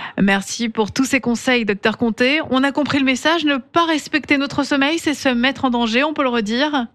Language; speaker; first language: French; native; French